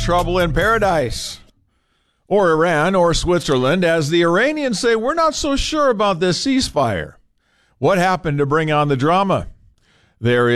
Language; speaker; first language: English; native; English